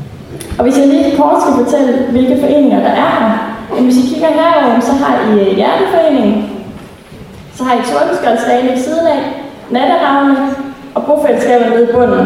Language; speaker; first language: Danish; native; Danish